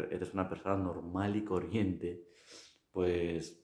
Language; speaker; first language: Spanish; non-native, fluent; Arabic